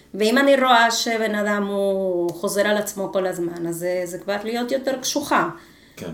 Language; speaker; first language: Hebrew; non-native, fluent; Spanish